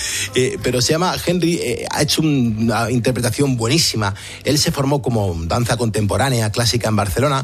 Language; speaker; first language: Spanish; native; Spanish